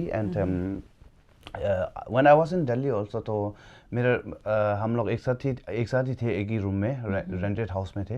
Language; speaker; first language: Hindi; non-native, local second language; Tibetan